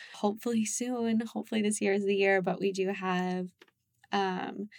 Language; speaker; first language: English; early bilingual, other home language; Japanese